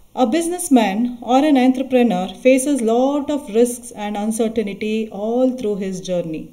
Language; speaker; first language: English; non-native, local second language; Kannada